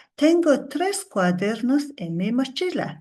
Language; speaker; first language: Spanish; non-native, fluent; Mongolian